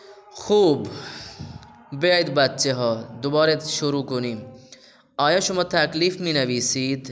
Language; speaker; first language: Persian; non-native, fluent; Urdu